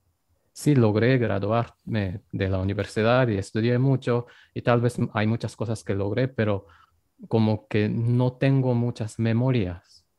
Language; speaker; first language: Spanish; non-native, fluent; Japanese